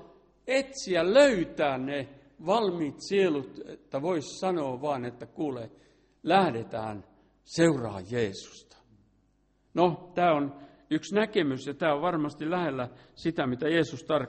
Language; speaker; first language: Finnish; native; Finnish